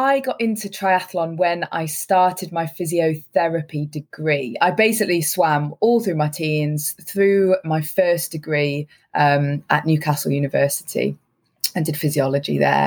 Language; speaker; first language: English; native; English